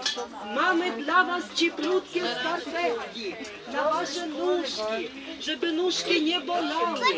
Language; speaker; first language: Polish; non-native, fluent; Russian